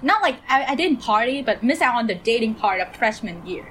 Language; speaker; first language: English; early bilingual, other home language; Vietnamese